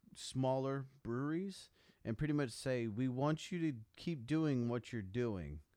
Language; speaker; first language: English; native; English